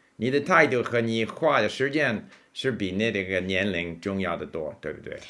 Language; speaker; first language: Chinese; non-native, fluent; English